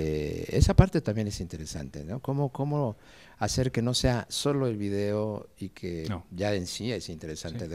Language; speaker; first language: Spanish; native; Spanish